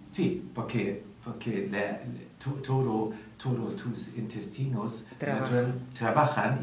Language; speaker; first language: Spanish; non-native, learner; German